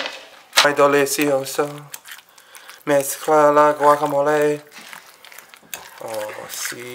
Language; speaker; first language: Spanish; non-native, learner; English